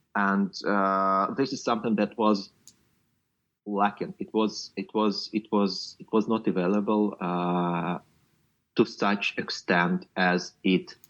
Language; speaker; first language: English; non-native, fluent; Ukrainian